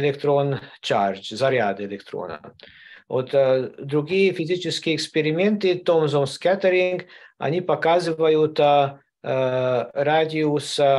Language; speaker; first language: Russian; non-native, learner; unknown